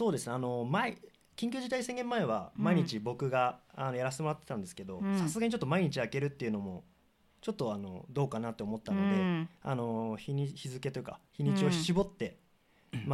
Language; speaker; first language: Japanese; native; Japanese